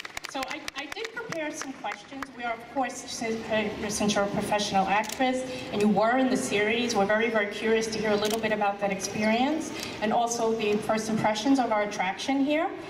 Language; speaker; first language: English; native; English